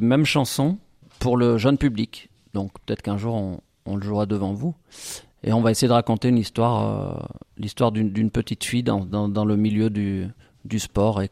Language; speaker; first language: French; native; French